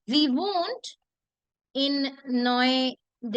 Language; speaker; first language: German; non-native, fluent; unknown